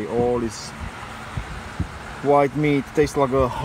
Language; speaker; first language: English; non-native, fluent; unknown